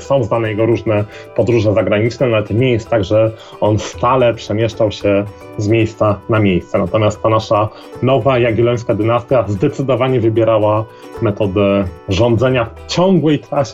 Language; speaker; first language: Polish; native; Polish